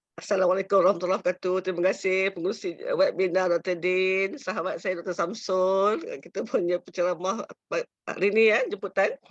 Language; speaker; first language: Malay; native; Malay